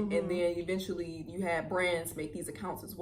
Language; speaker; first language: English; native; English